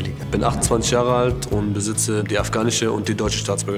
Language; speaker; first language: German; early bilingual, other home language; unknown